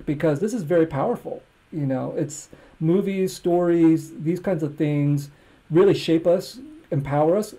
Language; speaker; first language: English; native; English